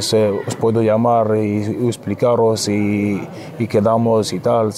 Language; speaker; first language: Spanish; non-native, fluent; Arabic